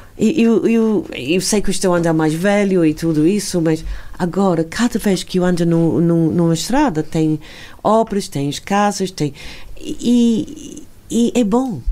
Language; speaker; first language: Portuguese; non-native, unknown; English